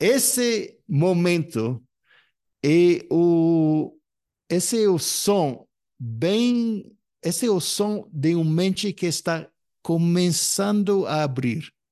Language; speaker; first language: Portuguese; non-native, fluent; English